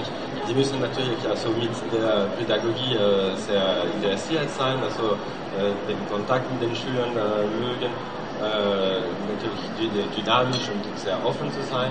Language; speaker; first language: German; non-native, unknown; French